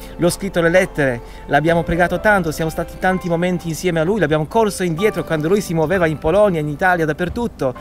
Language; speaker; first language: Italian; non-native, fluent; Polish